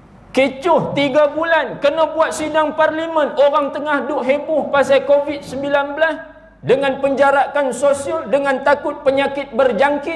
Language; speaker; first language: Malay; native; Malay